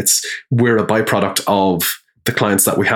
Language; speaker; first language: English; native; English